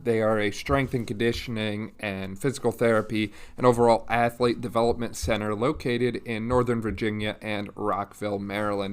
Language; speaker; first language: English; native; English